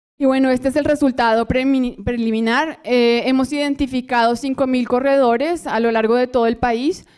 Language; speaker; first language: Spanish; native; Spanish